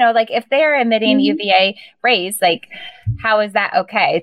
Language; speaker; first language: English; native; English